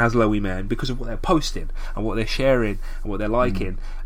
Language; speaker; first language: English; native; English